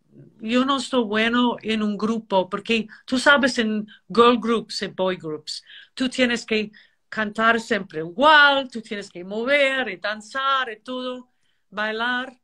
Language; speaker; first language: Spanish; non-native, learner; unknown